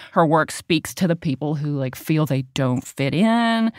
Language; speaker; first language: English; native; English